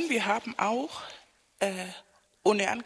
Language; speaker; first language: German; non-native, fluent; Spanish